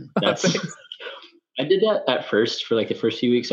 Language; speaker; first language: English; native; English